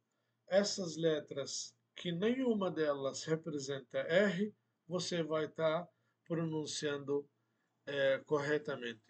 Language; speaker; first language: Portuguese; non-native, fluent; Arabic